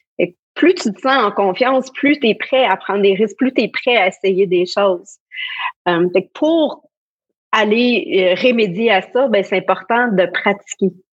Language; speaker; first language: French; native; French